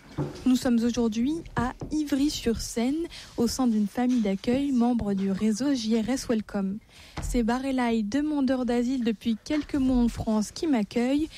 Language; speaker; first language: French; native; French